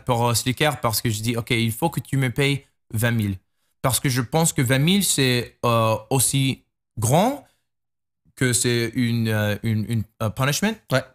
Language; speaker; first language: French; non-native, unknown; English